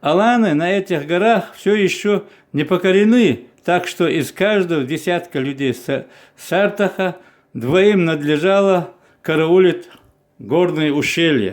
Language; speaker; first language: Russian; non-native, local second language; Chechen